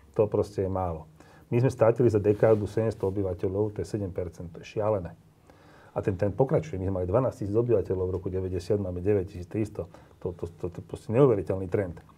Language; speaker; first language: Slovak; native; Slovak